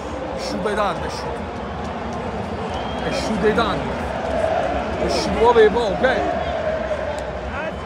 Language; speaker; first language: Italian; native; Italian